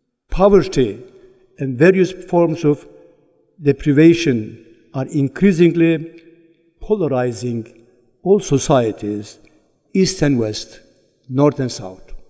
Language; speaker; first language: English; non-native, fluent; Turkish